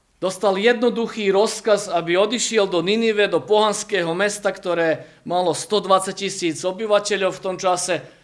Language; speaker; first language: Slovak; native; Slovak